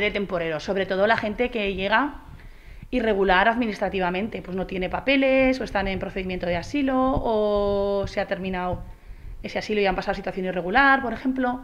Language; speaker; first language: Spanish; native; Spanish